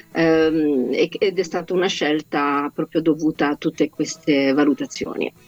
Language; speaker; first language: Italian; non-native, fluent; Polish